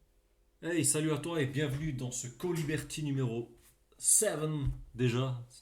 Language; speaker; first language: French; native; French